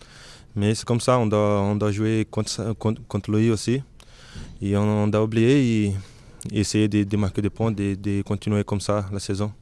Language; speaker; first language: French; non-native, learner; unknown